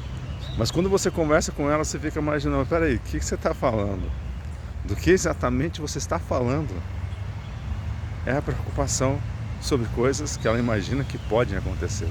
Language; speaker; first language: Portuguese; native; Portuguese